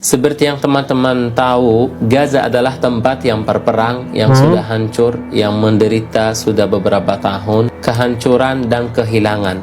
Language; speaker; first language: Indonesian; non-native, fluent; Arabic